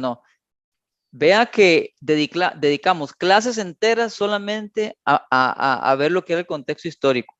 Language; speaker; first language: Spanish; native; Spanish